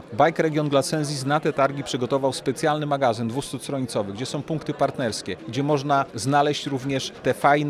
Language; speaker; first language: Polish; native; Polish